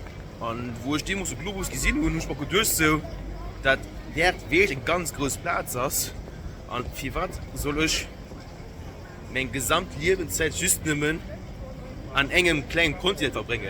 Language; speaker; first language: German; non-native, local second language; Luxembourgish